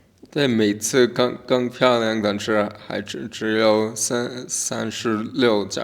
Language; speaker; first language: Chinese; non-native, learner; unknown